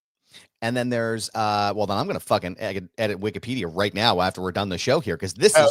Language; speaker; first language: English; native; English